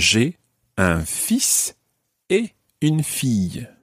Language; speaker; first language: French; non-native, fluent; English